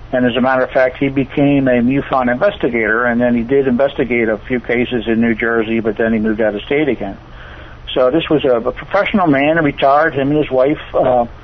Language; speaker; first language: English; native; English